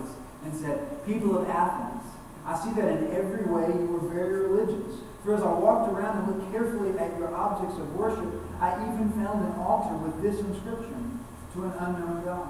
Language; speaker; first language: English; native; English